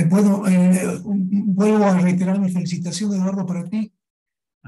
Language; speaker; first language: Spanish; native; Spanish